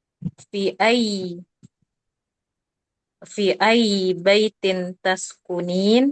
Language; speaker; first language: Arabic; non-native, learner; Indonesian